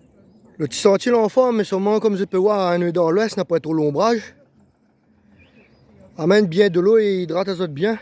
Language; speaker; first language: French; non-native, local second language; Réunion Creole French